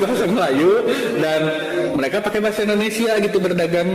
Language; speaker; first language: Indonesian; native; Indonesian